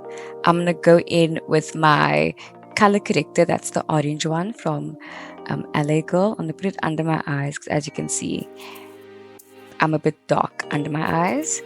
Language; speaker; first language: English; native; English